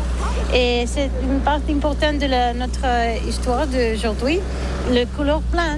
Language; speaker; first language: French; non-native, learner; Catalan